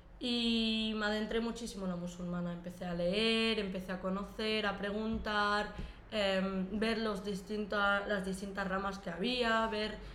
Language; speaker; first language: Spanish; early bilingual, other home language; Arabic